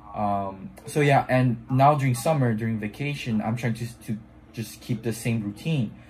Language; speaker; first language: English; non-native, fluent; French